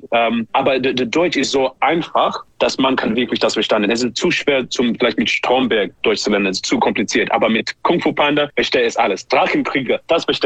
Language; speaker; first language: German; non-native, learner; English